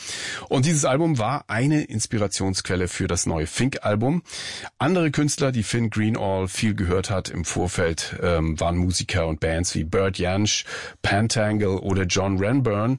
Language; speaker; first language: German; native; German